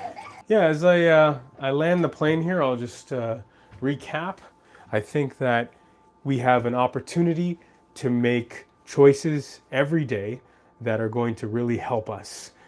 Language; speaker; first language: English; native; English